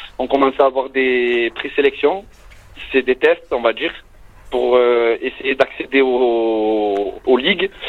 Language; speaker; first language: French; native; French